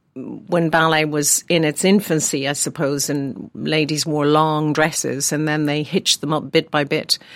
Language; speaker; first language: English; native; English